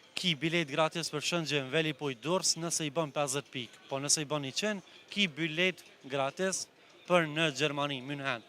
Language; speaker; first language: Albanian; native; Albanian